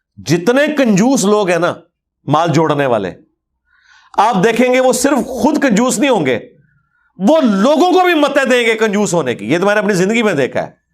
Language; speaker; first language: Urdu; non-native, local second language; Punjabi